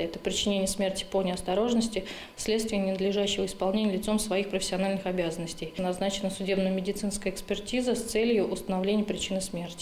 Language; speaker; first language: Russian; native; Russian